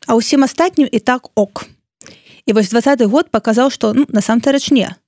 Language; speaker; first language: Belarusian; non-native, local second language; Russian